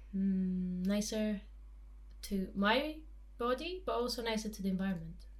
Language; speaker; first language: English; non-native, fluent; Romanian